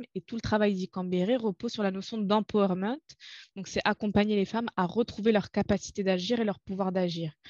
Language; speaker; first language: French; non-native, local second language; Arabic